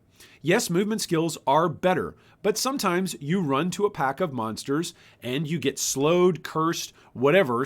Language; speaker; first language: English; native; English